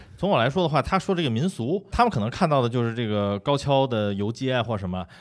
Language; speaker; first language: Chinese; native; Chinese